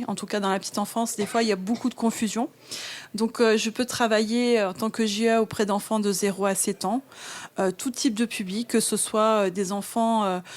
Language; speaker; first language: French; native; French